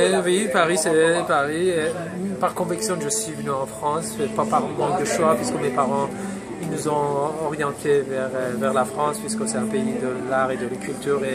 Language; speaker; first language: French; non-native, fluent; Persian